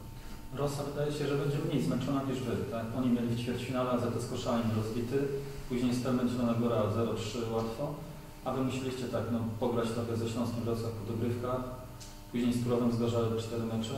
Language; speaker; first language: Polish; native; Polish